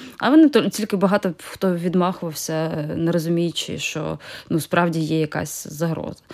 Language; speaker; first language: Ukrainian; native; Ukrainian